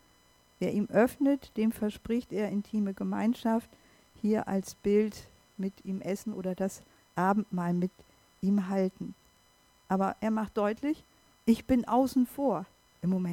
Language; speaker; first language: German; native; German